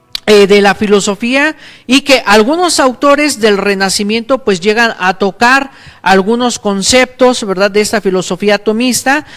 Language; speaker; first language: Spanish; native; Spanish